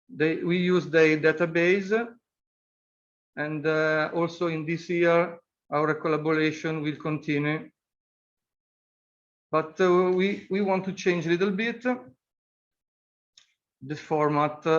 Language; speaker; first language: English; non-native, fluent; Italian